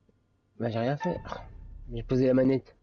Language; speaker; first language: French; native; French